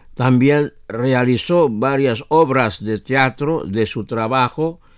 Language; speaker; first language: Spanish; non-native, fluent; Indonesian